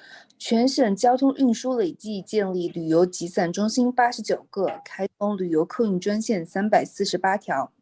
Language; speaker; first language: Chinese; native; Chinese